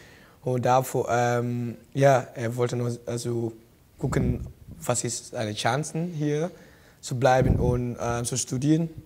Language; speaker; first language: German; non-native, learner; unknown